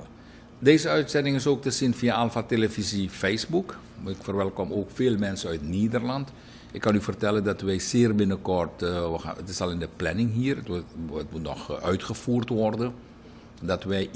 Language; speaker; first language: Dutch; native; Dutch